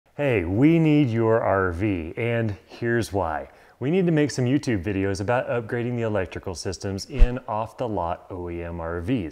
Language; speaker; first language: English; native; English